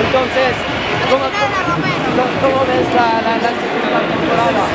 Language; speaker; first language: Spanish; non-native, learner; French